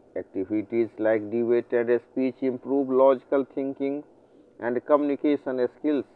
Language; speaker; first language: English; non-native, local second language; Hindi